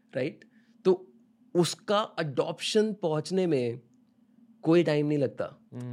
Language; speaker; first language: Hindi; native; Hindi